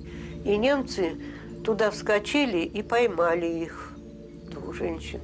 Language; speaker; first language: Russian; native; Russian